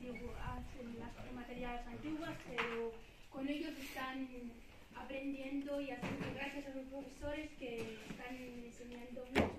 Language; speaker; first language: Spanish; non-native, learner; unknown